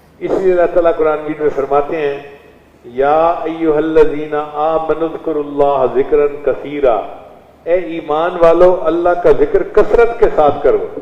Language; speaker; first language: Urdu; non-native, local second language; Saraiki